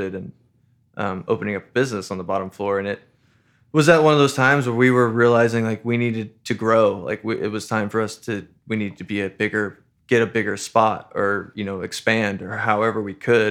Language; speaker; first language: English; native; English